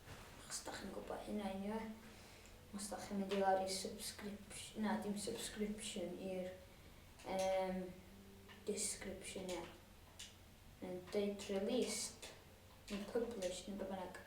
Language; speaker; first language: Welsh; native; Welsh